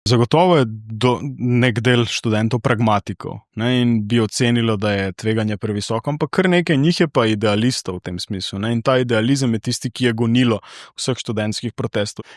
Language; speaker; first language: Slovenian; native; Slovenian